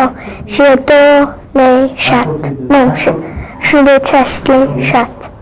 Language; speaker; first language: French; non-native, learner; English